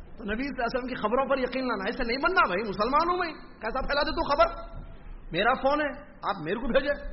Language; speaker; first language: Urdu; native; Urdu